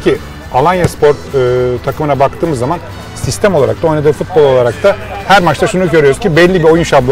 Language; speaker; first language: Turkish; native; Turkish